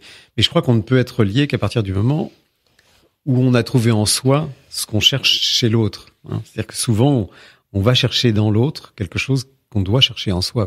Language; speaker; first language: French; native; French